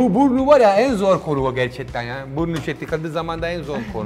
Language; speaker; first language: Turkish; non-native, learner; Italian